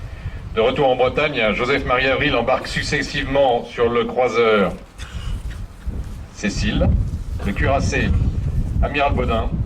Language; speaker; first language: French; native; French